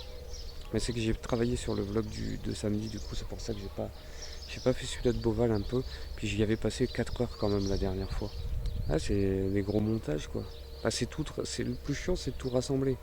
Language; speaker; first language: French; native; French